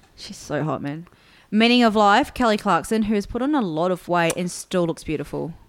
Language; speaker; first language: English; native; English